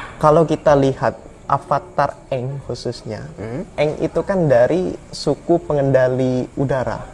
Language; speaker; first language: Indonesian; native; Indonesian